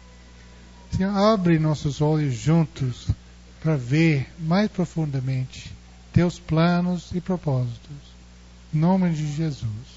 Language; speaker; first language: Portuguese; non-native, fluent; English